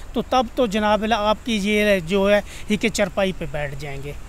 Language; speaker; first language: Urdu; non-native, fluent; Saraiki